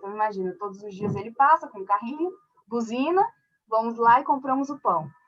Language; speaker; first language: Portuguese; early bilingual, other home language; French